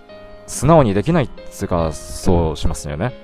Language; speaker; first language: Japanese; non-native, learner; Korean